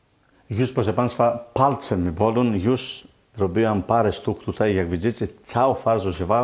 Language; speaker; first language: Polish; non-native, learner; Greek